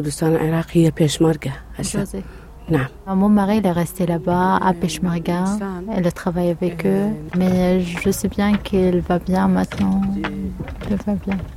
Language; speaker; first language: French; non-native, learner; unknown